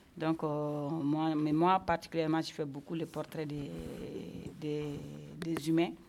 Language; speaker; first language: French; non-native, local second language; Bambara